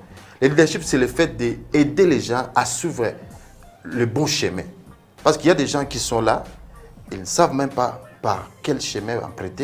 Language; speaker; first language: French; non-native, fluent; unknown